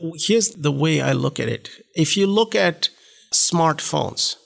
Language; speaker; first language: English; non-native, local second language; Malayalam